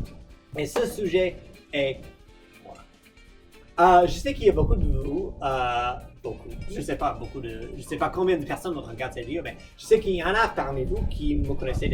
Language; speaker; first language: French; non-native, fluent; English